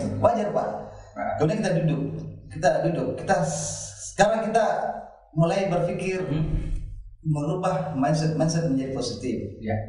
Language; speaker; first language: Indonesian; native; Indonesian